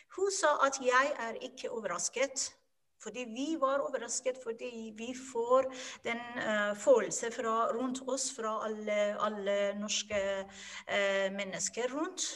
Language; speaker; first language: Norwegian; non-native, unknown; Persian